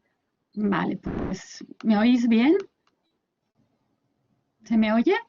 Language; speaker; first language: Spanish; native; Spanish